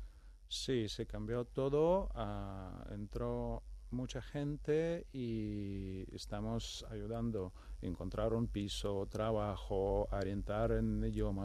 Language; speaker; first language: Spanish; non-native, fluent; Ukrainian